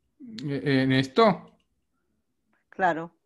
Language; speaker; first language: Spanish; non-native, fluent; Korean